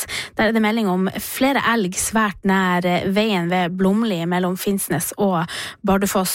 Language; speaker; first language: Norwegian; native; Norwegian